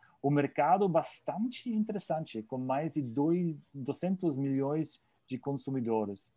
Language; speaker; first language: Portuguese; non-native, learner; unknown